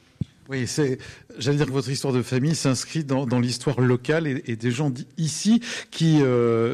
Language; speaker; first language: French; native; French